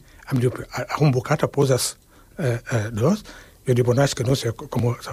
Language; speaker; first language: Catalan; non-native, fluent; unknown